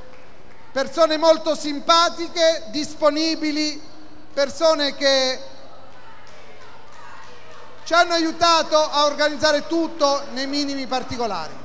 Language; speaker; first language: Italian; native; Italian